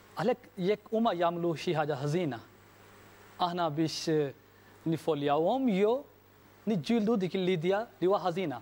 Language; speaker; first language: Maltese; non-native, fluent; Urdu